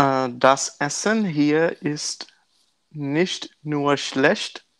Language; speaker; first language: German; non-native, learner; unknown